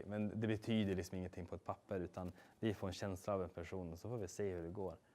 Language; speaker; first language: Swedish; native; Swedish